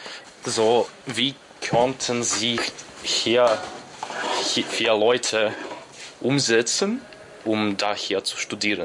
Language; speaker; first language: German; non-native, learner; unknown